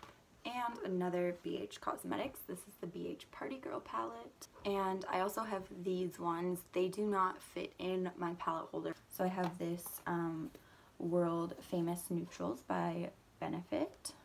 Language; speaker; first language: English; native; English